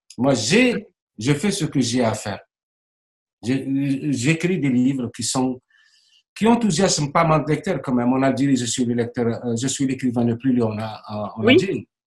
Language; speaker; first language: French; non-native, local second language; Arabic